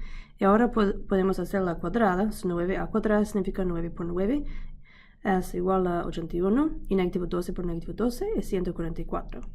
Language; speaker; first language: Spanish; non-native, learner; English